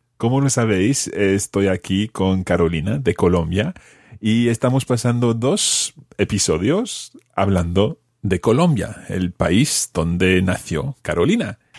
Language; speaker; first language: Spanish; non-native, fluent; English